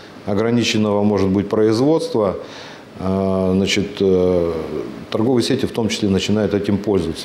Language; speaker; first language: Russian; native; Russian